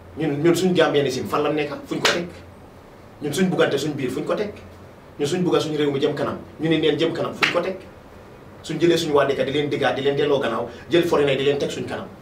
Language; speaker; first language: Wolof; native; Wolof